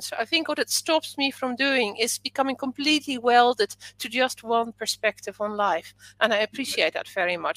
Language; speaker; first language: English; non-native, fluent; Dutch